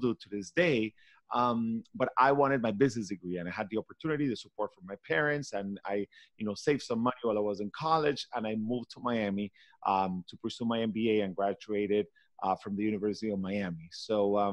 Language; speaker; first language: English; non-native, fluent; Spanish